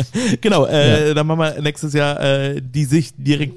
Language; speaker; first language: German; native; German